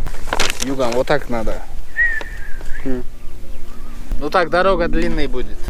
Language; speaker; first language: Russian; non-native, local second language; Kyrgyz